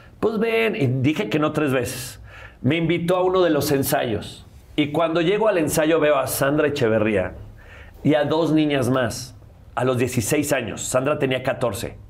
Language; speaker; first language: Spanish; native; Spanish